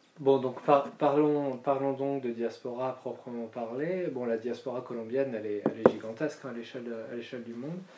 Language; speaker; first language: French; native; French